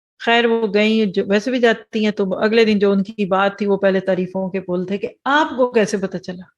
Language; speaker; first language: Urdu; early bilingual, heritage; Urdu